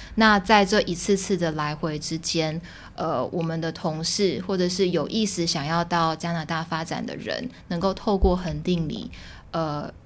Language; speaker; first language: Chinese; early bilingual, heritage; Chinese